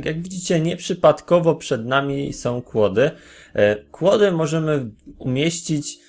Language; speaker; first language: Polish; native; Polish